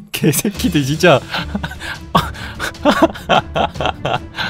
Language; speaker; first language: Korean; native; Korean